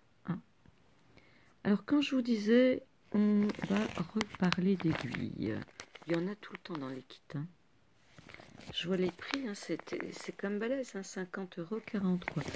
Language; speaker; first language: French; native; French